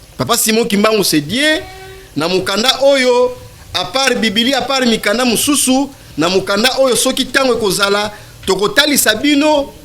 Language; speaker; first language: Lingala; non-native, local second language; Kituba (Democratic Republic of Congo)